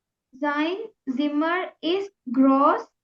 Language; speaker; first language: German; non-native, learner; Urdu